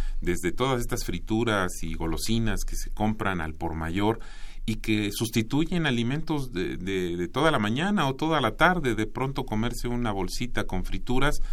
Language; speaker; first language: Spanish; native; Spanish